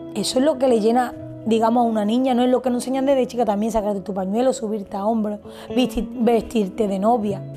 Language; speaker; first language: Spanish; native; Spanish